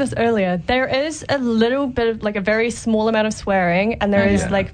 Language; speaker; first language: English; native; English